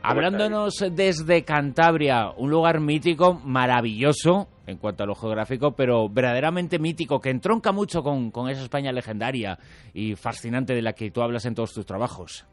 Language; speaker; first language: Spanish; native; Spanish